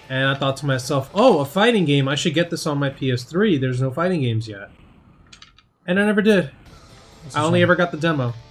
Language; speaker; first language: English; native; English